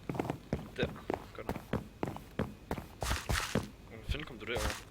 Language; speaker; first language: Danish; native; Danish